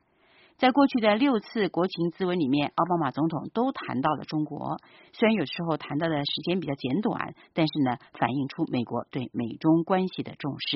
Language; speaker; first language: Chinese; native; Chinese